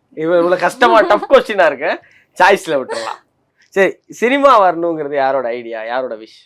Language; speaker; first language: Tamil; native; Tamil